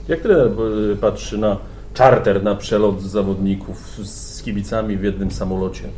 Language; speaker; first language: Polish; native; Polish